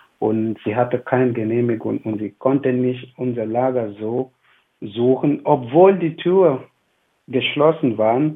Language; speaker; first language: German; non-native, fluent; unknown